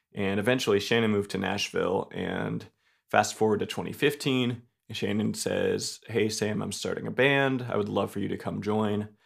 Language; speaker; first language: English; native; English